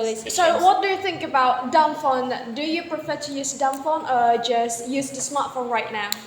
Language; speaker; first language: English; non-native, fluent; Indonesian